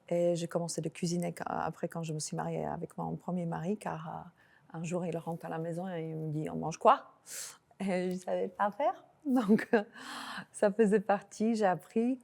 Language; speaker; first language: French; non-native, fluent; Slovak